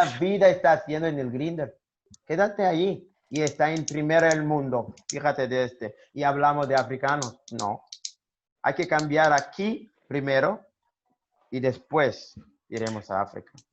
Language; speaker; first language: Spanish; non-native, learner; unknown